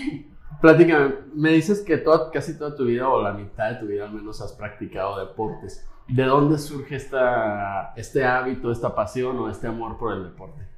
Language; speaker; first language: Spanish; native; Spanish